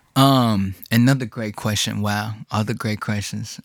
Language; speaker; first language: English; early bilingual, other home language; Chinese